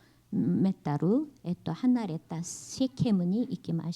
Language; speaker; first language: Japanese; non-native, learner; Korean